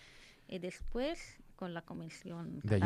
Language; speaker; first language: Spanish; non-native, learner; Arabic